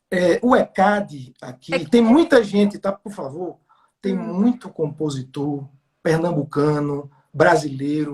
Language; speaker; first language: Portuguese; native; Portuguese